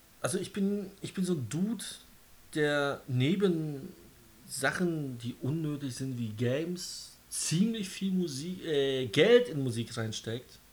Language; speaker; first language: German; native; German